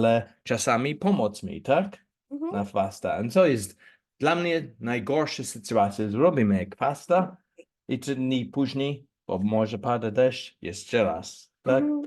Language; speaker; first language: Polish; non-native, learner; English